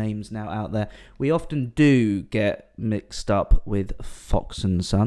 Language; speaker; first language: English; native; English